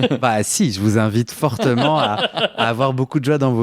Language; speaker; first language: French; native; French